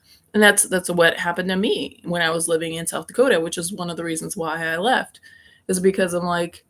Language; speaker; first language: English; native; English